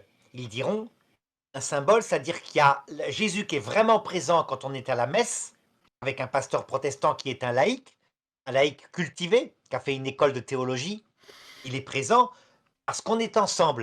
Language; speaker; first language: French; native; French